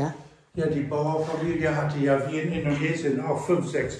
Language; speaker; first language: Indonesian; non-native, learner; German